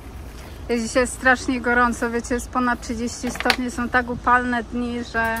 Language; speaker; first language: Polish; native; Polish